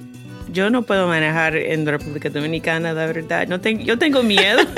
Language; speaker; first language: Spanish; non-native, fluent; English